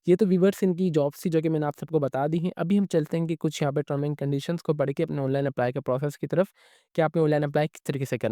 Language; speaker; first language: Hindi; non-native, local second language; Punjabi